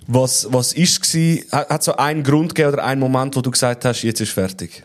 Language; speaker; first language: German; native; German